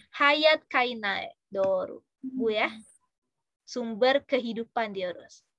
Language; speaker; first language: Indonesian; native; Indonesian